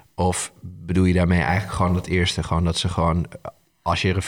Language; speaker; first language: Dutch; early bilingual, other home language; Arabic